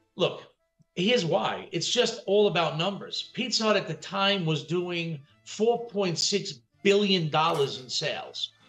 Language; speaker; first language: English; native; English